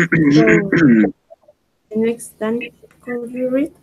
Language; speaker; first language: English; non-native, learner; Spanish